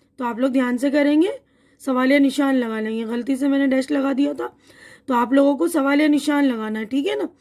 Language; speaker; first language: Urdu; native; Urdu